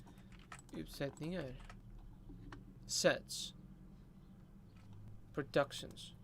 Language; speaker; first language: Swedish; non-native, learner; Russian